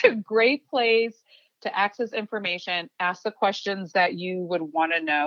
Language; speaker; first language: English; early bilingual, other home language; Urdu